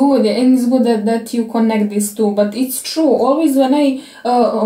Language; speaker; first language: English; non-native, fluent; Serbian